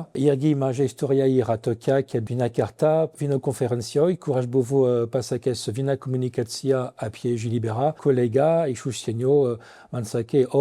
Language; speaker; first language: Lithuanian; non-native, fluent; French